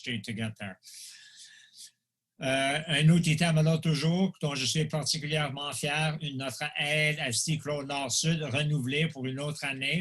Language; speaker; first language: French; non-native, local second language; English